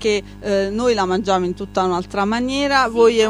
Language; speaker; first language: Italian; native; Italian